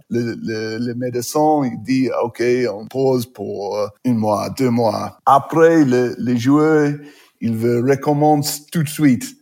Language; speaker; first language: French; non-native, learner; English